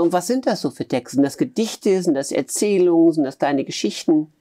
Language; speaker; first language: German; native; German